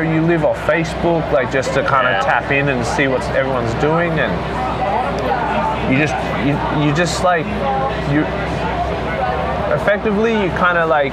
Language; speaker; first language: English; native; English